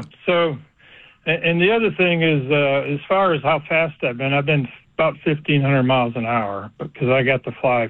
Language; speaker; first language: English; native; English